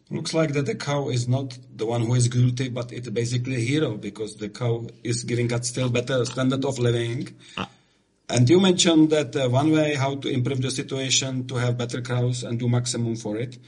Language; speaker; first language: English; non-native, fluent; Czech